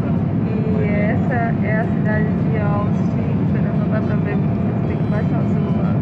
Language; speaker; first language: Spanish; non-native, learner; Portuguese